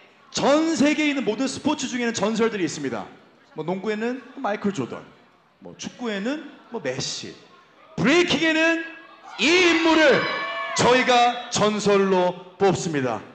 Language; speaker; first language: Korean; native; Korean